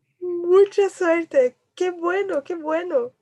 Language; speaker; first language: Spanish; non-native, learner; Portuguese